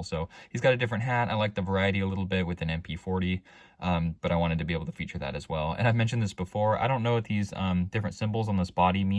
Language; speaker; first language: English; native; English